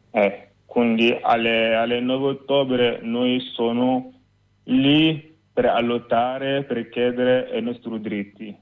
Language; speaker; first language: Italian; non-native, learner; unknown